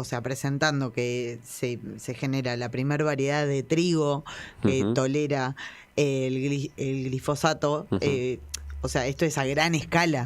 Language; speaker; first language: Spanish; native; Spanish